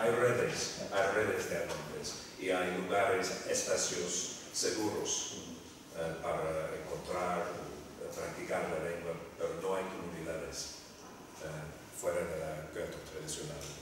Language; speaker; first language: Spanish; non-native, fluent; English